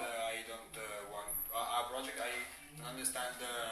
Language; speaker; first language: English; non-native, learner; Italian